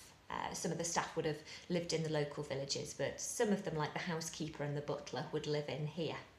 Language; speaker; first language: English; native; English